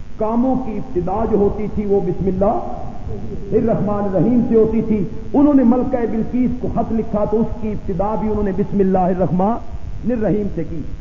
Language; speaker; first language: Urdu; non-native, local second language; Punjabi